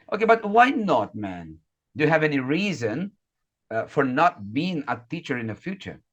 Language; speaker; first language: English; non-native, fluent; Portuguese